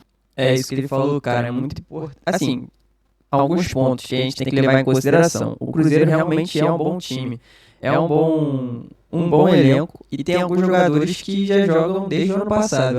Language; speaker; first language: Portuguese; native; Portuguese